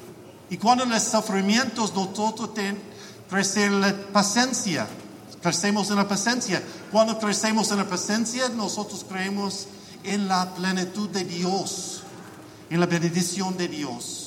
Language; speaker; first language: Spanish; non-native, learner; English